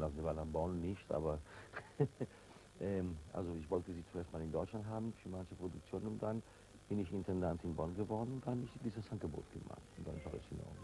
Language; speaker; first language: German; non-native, fluent; Italian